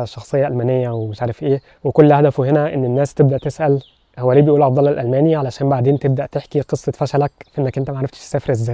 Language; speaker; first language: Arabic; native; Arabic